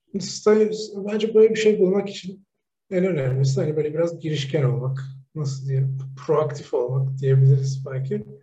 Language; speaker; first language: Turkish; native; Turkish